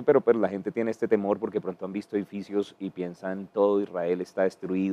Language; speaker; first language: Spanish; native; Spanish